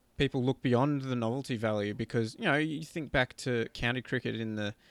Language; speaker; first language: English; native; English